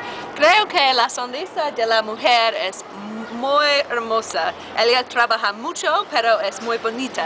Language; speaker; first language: Spanish; non-native, learner; English